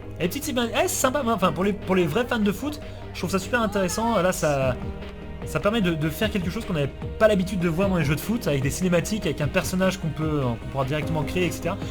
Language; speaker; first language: French; native; French